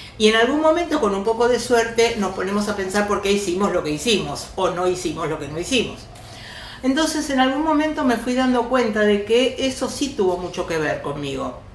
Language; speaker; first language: Spanish; early bilingual, other home language; Yiddish